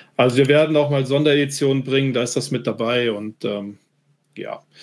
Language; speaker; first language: German; native; German